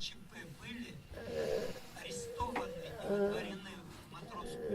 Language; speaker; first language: Russian; non-native, local second language; Ukrainian